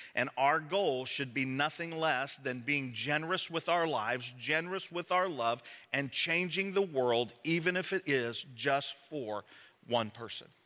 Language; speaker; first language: English; native; English